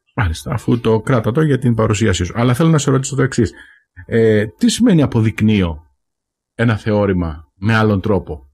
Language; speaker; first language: Greek; native; Greek